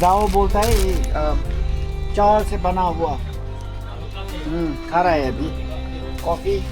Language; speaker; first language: Hindi; non-native, fluent; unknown